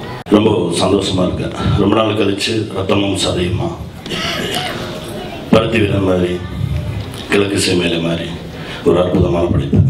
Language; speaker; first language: Tamil; native; Tamil